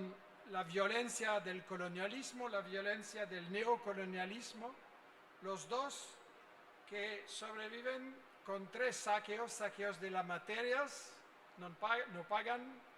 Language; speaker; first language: Spanish; non-native, fluent; French